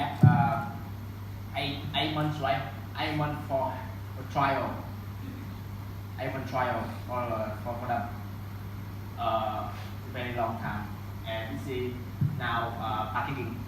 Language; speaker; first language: English; non-native, learner; Vietnamese